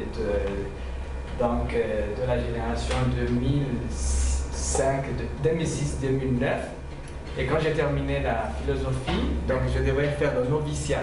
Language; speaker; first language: French; non-native, local second language; Rundi